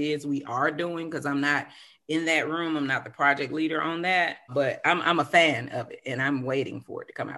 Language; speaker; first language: English; native; English